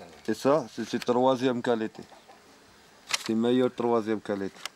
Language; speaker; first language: French; non-native, learner; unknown